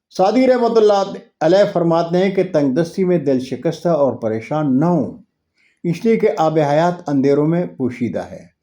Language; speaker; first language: Urdu; non-native, local second language; Punjabi